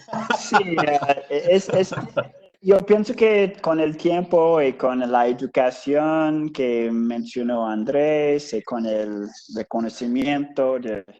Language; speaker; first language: Spanish; non-native, fluent; English